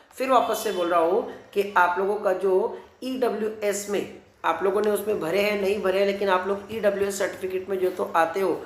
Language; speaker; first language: Hindi; non-native, local second language; Marathi